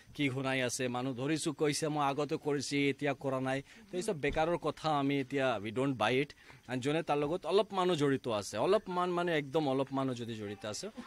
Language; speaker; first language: Assamese; non-native, fluent; Hindi